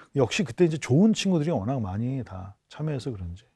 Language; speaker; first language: Korean; native; Korean